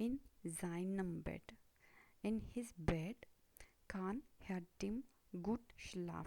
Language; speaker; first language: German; non-native, fluent; Hindi